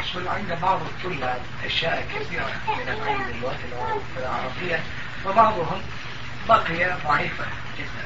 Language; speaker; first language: Arabic; non-native, fluent; Turkish